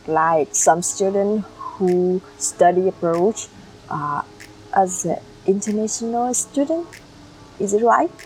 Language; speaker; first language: English; non-native, learner; Vietnamese